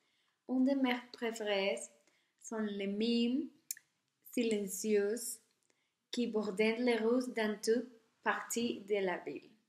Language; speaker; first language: French; non-native, learner; Spanish